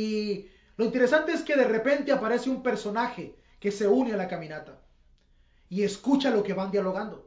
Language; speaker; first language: Spanish; native; Spanish